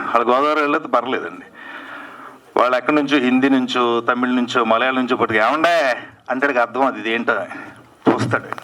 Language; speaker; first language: Telugu; native; Telugu